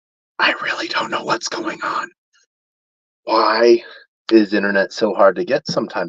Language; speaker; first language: English; native; English